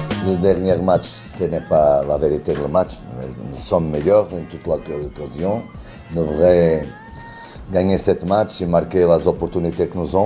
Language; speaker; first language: French; non-native, learner; Spanish